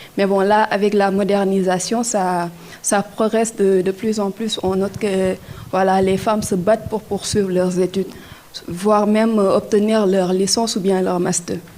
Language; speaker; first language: French; non-native, local second language; Wolof